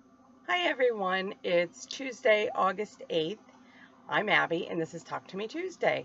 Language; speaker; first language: English; native; English